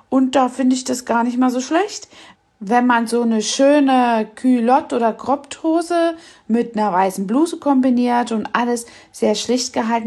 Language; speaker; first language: German; native; German